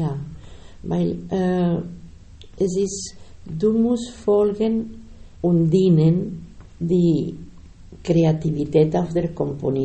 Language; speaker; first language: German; non-native, learner; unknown